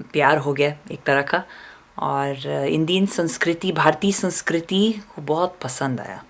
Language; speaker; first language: Hindi; non-native, fluent; English